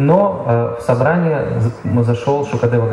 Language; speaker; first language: Russian; native; Russian